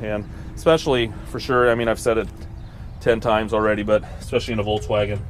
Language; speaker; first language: English; native; English